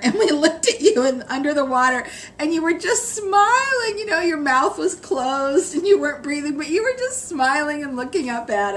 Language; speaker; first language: English; native; English